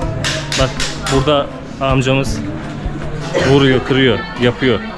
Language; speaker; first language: Turkish; native; Turkish